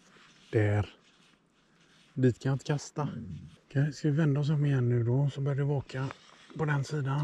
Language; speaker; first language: Swedish; native; Swedish